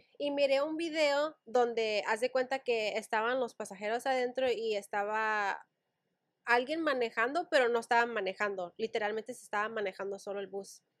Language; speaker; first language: Spanish; early bilingual, heritage; Spanish